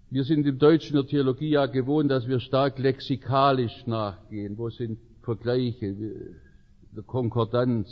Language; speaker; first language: German; native; German